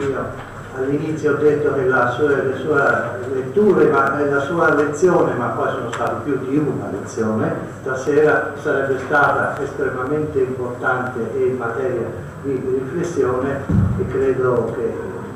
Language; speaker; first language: Italian; native; Italian